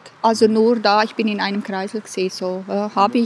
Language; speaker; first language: German; non-native, fluent; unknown